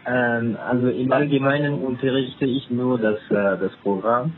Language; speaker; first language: German; non-native, fluent; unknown